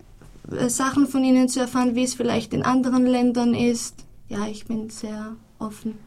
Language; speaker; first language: German; non-native, fluent; Greek